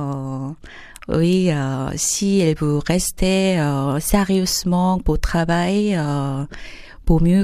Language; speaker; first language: French; non-native, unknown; Korean